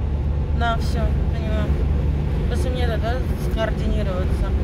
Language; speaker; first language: Russian; native; Russian